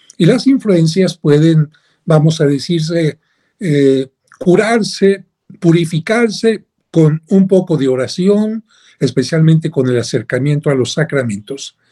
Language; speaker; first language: Spanish; native; Spanish